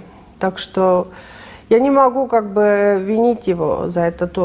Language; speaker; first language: Russian; non-native, fluent; Estonian